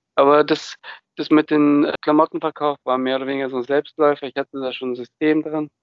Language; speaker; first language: German; early bilingual, other home language; Bulgarian